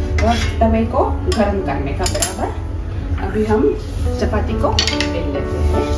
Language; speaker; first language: Hindi; non-native, local second language; Gujarati